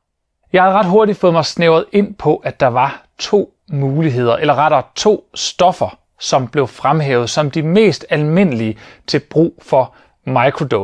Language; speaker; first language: Danish; native; Danish